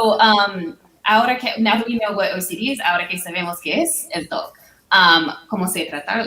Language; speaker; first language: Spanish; non-native, learner; English